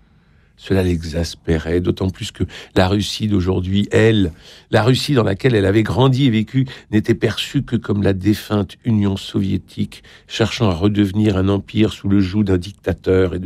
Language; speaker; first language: French; native; French